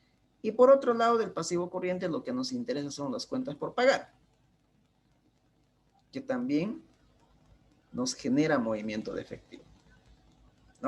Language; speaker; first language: Spanish; native; Spanish